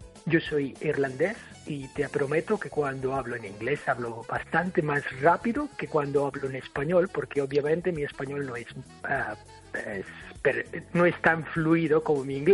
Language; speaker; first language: Spanish; non-native, fluent; English